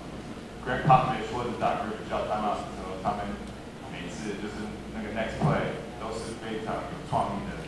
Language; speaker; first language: Chinese; early bilingual, heritage; English